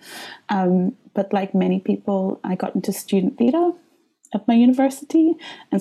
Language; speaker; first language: English; native; English